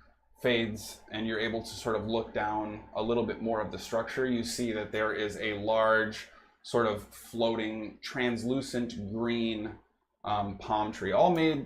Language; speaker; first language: English; native; English